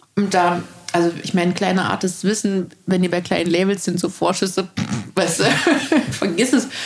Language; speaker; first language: German; native; German